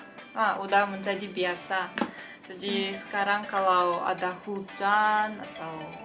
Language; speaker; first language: Indonesian; non-native, learner; Russian